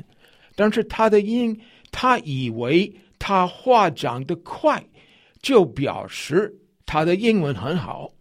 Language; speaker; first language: Chinese; non-native, fluent; English